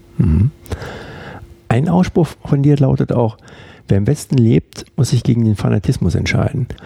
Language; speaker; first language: German; native; German